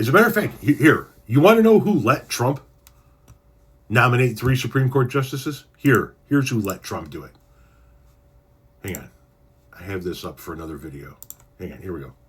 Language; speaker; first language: English; native; English